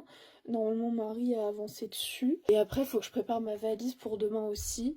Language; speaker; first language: French; native; French